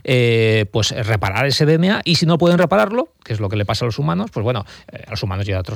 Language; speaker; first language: Spanish; native; Spanish